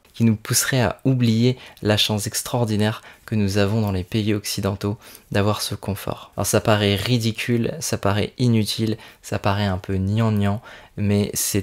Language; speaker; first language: French; native; French